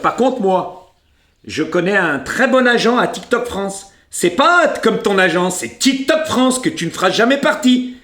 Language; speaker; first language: French; native; French